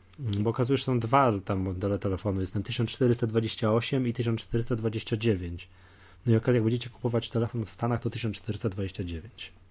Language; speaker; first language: Polish; native; Polish